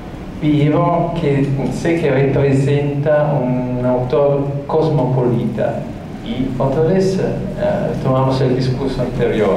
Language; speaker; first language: Spanish; non-native, fluent; Italian